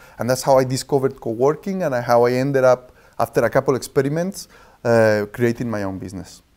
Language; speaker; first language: English; non-native, fluent; Spanish